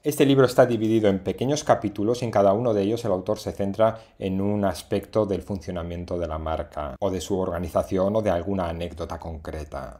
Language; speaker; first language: Spanish; native; Spanish